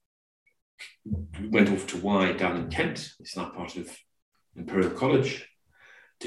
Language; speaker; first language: English; native; English